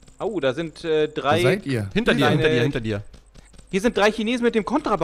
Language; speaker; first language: German; native; German